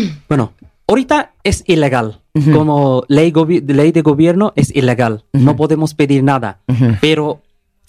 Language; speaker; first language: Spanish; non-native, learner; Bangla